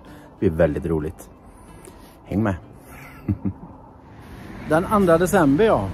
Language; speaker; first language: Swedish; native; Swedish